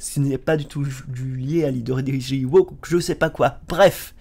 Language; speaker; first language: French; native; French